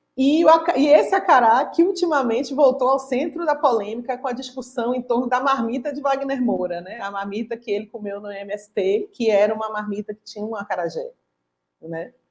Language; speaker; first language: Portuguese; native; Portuguese